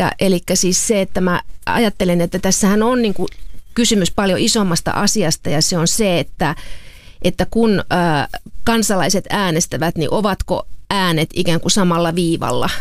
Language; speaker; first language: Finnish; native; Finnish